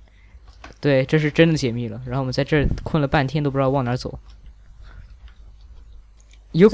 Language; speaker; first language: Chinese; native; Chinese